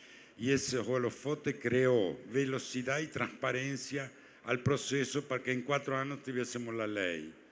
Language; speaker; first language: Portuguese; non-native, fluent; Spanish